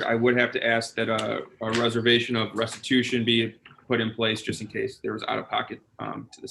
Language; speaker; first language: English; native; English